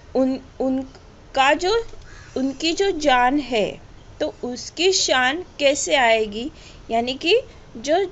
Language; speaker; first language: Hindi; non-native, local second language; Marathi